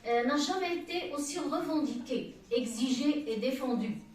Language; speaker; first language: French; non-native, local second language; Arabic